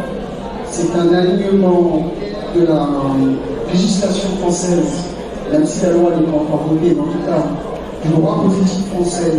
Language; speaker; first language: French; native; French